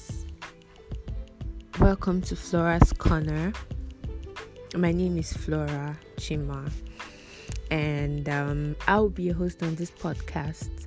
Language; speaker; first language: English; non-native, local second language; Igbo